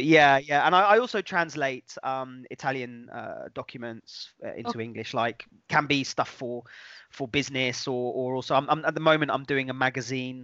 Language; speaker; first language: English; native; English